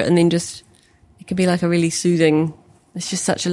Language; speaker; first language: English; native; English